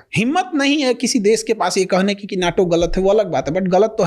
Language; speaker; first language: Hindi; native; Hindi